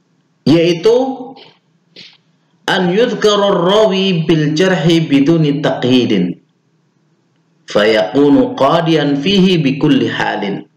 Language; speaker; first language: Arabic; non-native, fluent; Indonesian